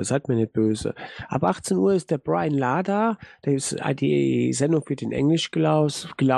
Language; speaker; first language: German; native; German